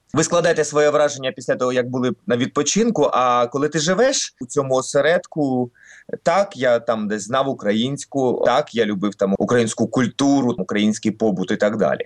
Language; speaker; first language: Ukrainian; non-native, local second language; Russian